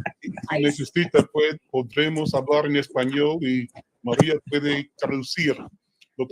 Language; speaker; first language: Spanish; non-native, learner; English